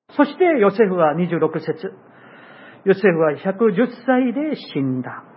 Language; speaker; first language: Japanese; non-native, fluent; Korean